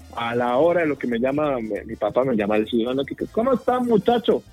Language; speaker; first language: Spanish; native; Spanish